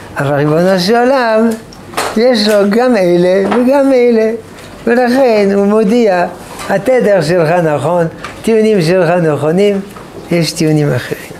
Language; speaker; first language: Hebrew; non-native, fluent; French